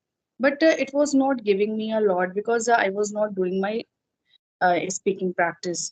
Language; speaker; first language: English; non-native, fluent; Hindi